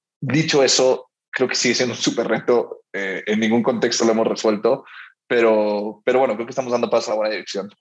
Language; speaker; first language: Spanish; early bilingual, heritage; Spanish